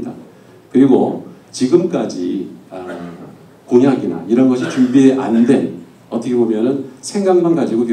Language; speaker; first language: Korean; native; Korean